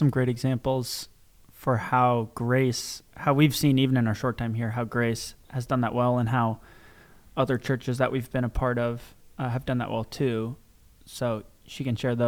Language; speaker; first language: English; native; English